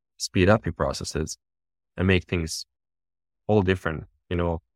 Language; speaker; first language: English; non-native, fluent; Bosnian